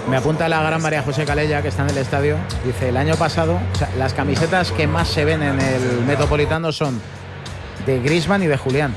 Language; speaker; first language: Spanish; native; Spanish